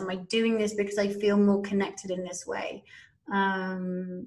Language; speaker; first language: English; native; English